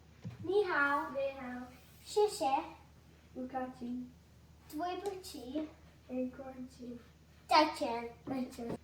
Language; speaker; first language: Chinese; non-native, learner; Korean